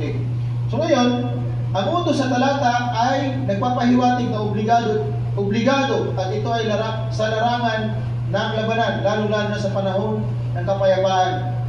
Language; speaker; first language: Filipino; non-native, local second language; Cebuano